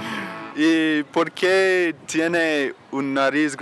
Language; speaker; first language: Spanish; non-native, learner; English